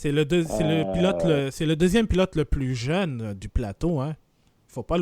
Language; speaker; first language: French; native; French